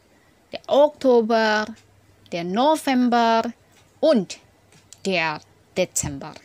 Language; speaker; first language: German; non-native, learner; Indonesian